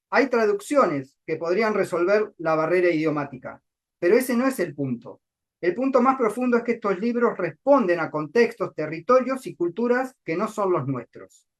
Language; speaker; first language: Spanish; native; Spanish